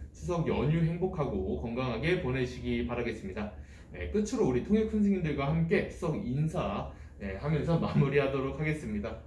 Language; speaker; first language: Korean; native; Korean